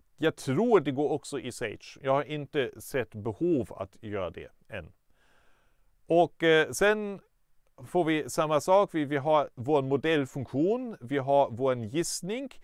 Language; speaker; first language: Swedish; non-native, fluent; German